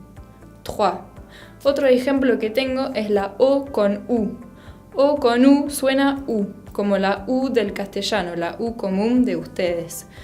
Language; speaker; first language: Spanish; non-native, fluent; French